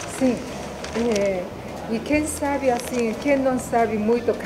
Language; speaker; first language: Portuguese; non-native, learner; Japanese